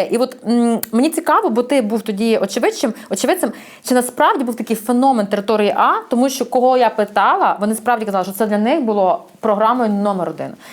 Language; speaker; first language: Ukrainian; native; Ukrainian